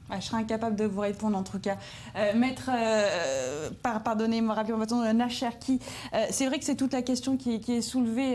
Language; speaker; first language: French; native; French